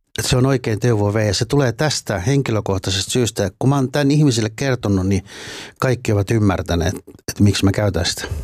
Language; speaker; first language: Finnish; native; Finnish